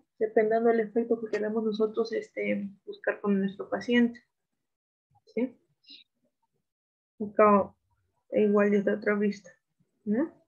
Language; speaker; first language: Spanish; native; Spanish